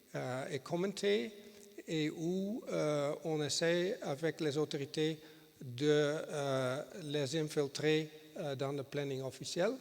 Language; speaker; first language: French; non-native, fluent; Dutch